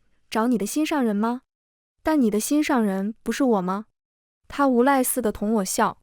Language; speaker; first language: Chinese; native; Chinese